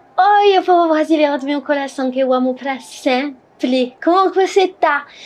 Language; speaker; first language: Portuguese; non-native, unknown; French